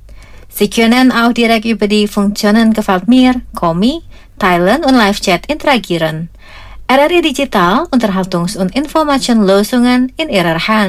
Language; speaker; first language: German; non-native, fluent; Indonesian